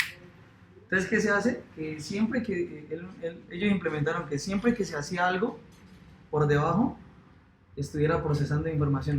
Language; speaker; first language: Spanish; native; Spanish